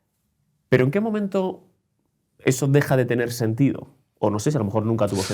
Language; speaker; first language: Spanish; native; Spanish